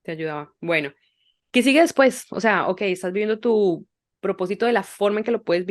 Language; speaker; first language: Spanish; native; Spanish